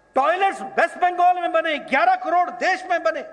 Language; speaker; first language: Hindi; native; Hindi